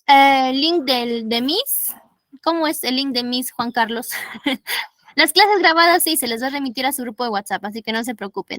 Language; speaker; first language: Spanish; native; Spanish